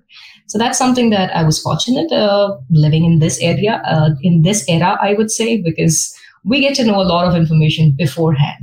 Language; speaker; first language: English; non-native, local second language; Malayalam